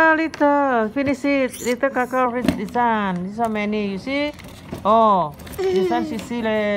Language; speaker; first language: English; non-native, learner; Javanese